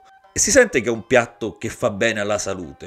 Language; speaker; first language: Italian; native; Italian